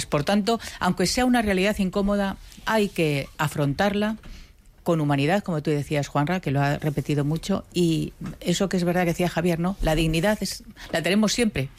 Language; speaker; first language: Spanish; native; Spanish